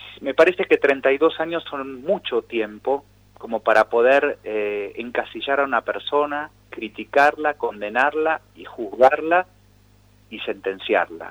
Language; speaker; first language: Spanish; native; Spanish